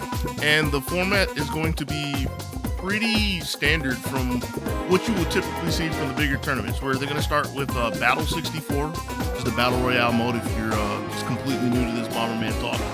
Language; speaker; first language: English; native; English